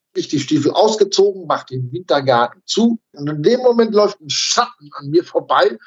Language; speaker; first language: German; native; German